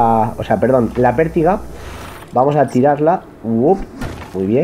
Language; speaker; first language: Spanish; native; Spanish